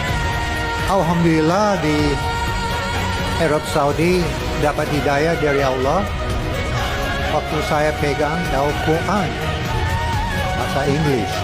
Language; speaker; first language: Indonesian; non-native, fluent; English